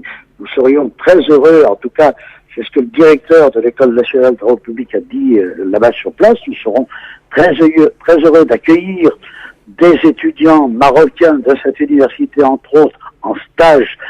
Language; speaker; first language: French; native; French